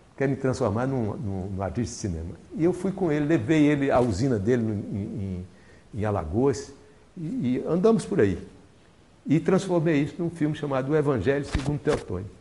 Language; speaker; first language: Portuguese; native; Portuguese